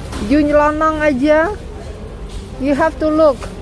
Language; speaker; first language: English; non-native, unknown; Indonesian